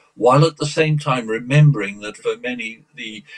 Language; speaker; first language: English; early bilingual, other home language; Polish